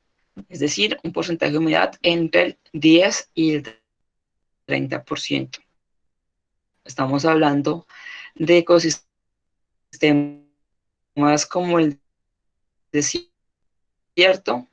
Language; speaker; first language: Spanish; native; Spanish